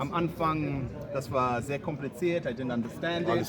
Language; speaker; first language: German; non-native, learner; English